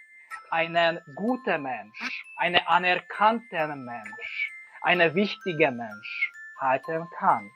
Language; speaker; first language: German; non-native, learner; Hungarian